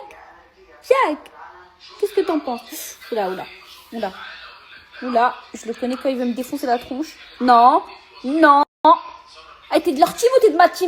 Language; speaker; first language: French; native; French